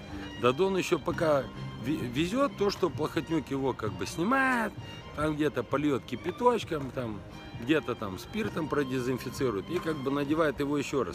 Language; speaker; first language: Russian; native; Russian